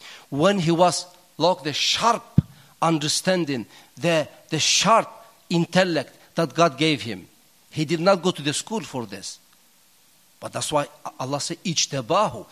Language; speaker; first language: English; non-native, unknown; Turkish